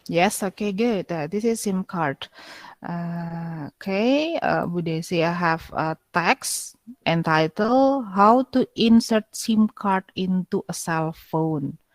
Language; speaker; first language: English; non-native, fluent; Indonesian